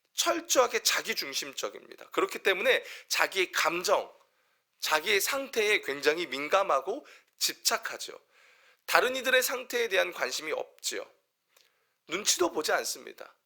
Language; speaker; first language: Korean; native; Korean